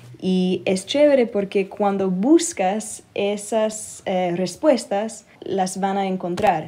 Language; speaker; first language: Spanish; early bilingual, heritage; Spanish